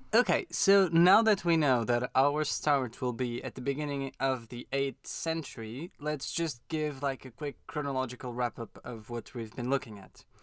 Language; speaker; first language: English; non-native, fluent; Portuguese